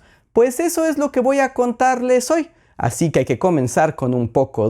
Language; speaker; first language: Spanish; native; Spanish